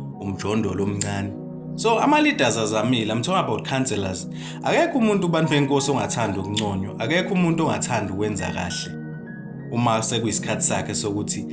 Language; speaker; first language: Zulu; native; Zulu